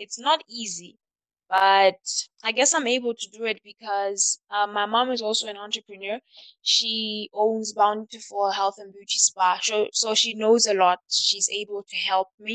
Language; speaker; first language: English; non-native, local second language; Southern Sotho